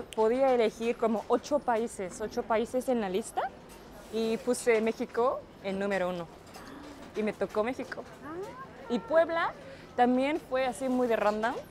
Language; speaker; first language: Spanish; non-native, fluent; Japanese